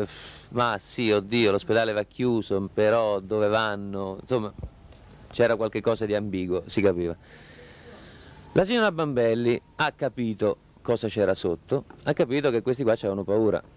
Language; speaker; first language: Italian; native; Italian